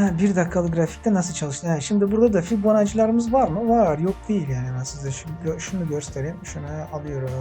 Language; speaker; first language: Turkish; non-native, fluent; Uzbek